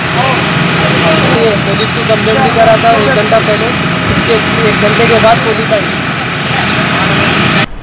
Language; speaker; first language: Hindi; non-native, local second language; Urdu